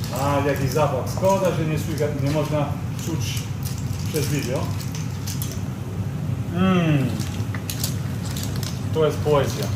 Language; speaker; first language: Polish; non-native, learner; Italian